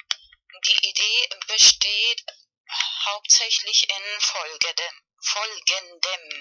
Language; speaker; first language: German; non-native, fluent; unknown